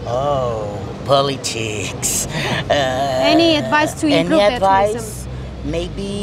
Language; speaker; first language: English; non-native, learner; French